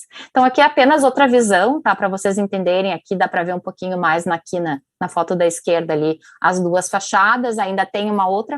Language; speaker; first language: Portuguese; native; Portuguese